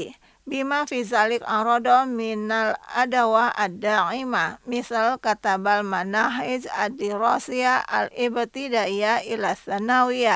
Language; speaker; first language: Arabic; non-native, fluent; Indonesian